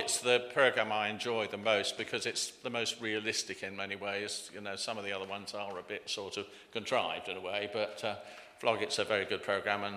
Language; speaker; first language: English; native; English